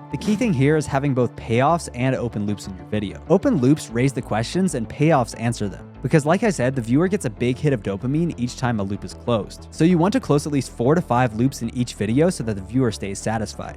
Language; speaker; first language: English; native; English